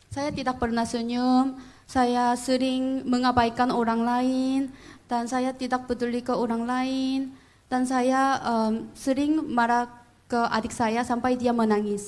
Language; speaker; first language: Indonesian; non-native, fluent; Korean